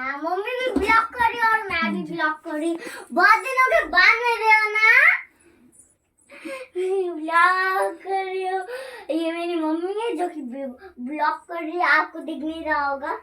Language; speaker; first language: Hindi; non-native, local second language; Bangla